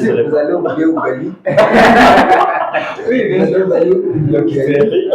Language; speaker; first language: French; non-native, learner; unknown